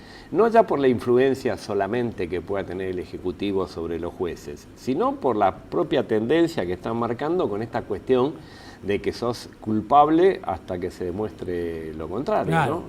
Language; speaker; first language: Spanish; native; Spanish